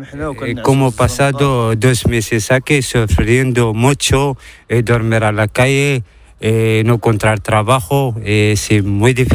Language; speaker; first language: Spanish; non-native, learner; Arabic